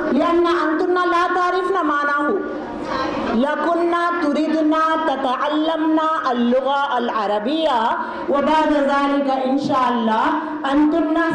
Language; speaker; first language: Arabic; non-native, learner; Urdu